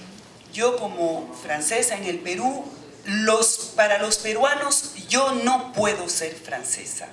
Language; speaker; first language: Spanish; non-native, fluent; French